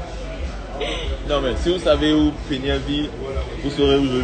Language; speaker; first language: French; non-native, local second language; Baoulé